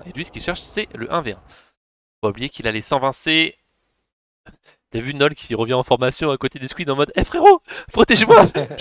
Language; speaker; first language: French; native; French